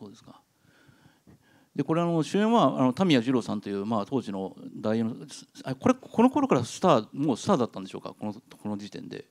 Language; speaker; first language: Japanese; native; Japanese